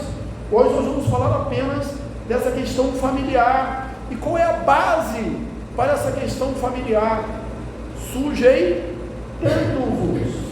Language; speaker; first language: Portuguese; native; Portuguese